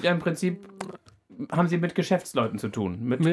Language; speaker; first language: German; native; German